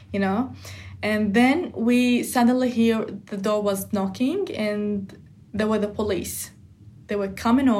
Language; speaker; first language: English; non-native, fluent; Arabic